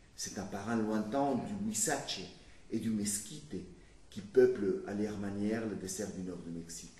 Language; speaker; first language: French; non-native, fluent; Spanish